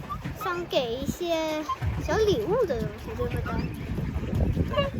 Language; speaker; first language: Chinese; early bilingual, heritage; Chinese